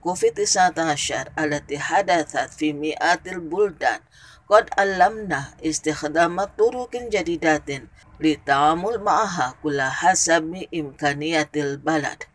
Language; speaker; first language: Arabic; non-native, fluent; Indonesian